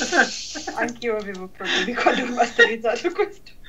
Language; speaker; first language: Italian; non-native, learner; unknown